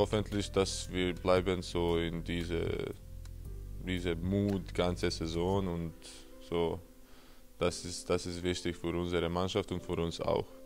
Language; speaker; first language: German; non-native, fluent; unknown